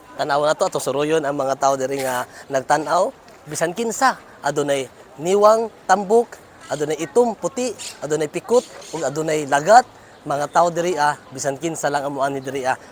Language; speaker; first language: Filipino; non-native, local second language; Cebuano